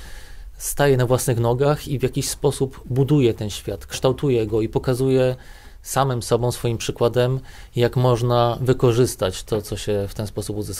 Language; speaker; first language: Polish; native; Polish